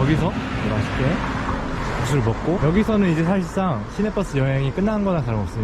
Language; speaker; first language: Korean; native; Korean